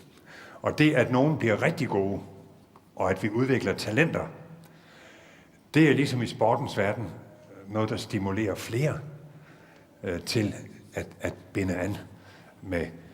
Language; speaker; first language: Danish; native; Danish